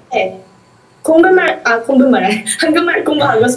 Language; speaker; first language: Korean; non-native, fluent; Japanese